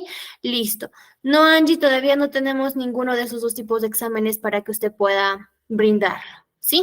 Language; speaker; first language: Spanish; native; Spanish